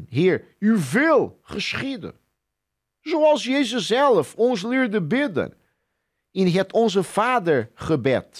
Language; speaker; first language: Dutch; non-native, fluent; Portuguese